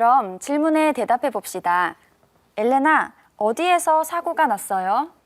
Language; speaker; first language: Korean; native; Korean